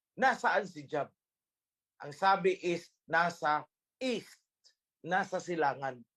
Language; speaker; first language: Filipino; native; Filipino